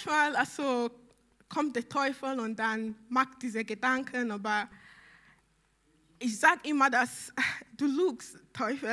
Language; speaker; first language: German; non-native, learner; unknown